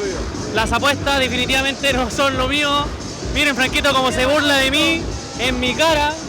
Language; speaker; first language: Spanish; native; Spanish